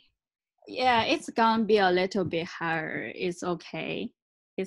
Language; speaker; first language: English; non-native, learner; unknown